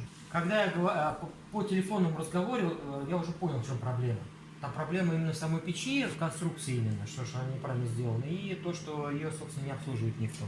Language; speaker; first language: Russian; native; Russian